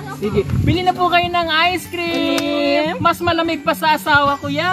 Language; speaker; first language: Filipino; non-native, local second language; Cebuano